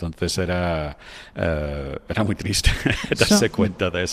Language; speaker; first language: Spanish; non-native, fluent; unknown